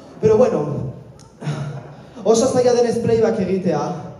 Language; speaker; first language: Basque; non-native, local second language; Spanish